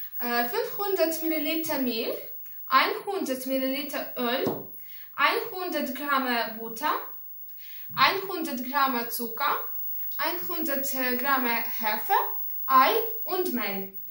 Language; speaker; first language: German; non-native, learner; Russian